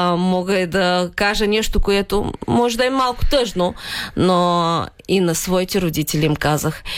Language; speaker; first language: Bulgarian; early bilingual, heritage; Bulgarian